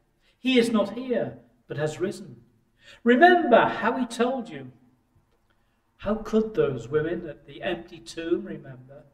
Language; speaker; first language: English; native; English